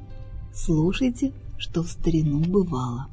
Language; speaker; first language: Russian; native; Russian